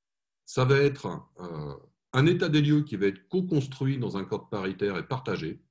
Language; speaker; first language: French; native; French